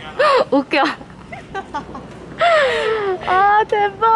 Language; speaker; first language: Korean; non-native, learner; Chinese